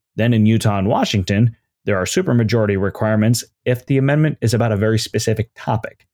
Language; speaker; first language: English; native; English